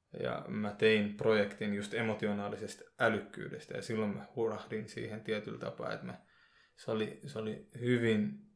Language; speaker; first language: Finnish; early bilingual, other home language; Oromo